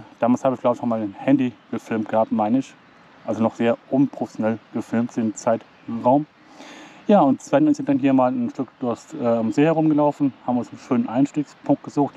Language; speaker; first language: German; native; German